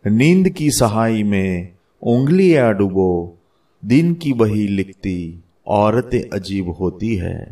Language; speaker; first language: Hindi; non-native, local second language; Gujarati